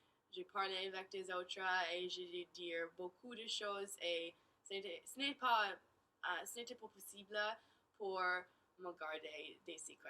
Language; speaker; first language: French; non-native, learner; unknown